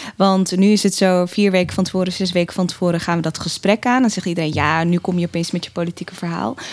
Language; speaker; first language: Dutch; early bilingual, other home language; Tigrinya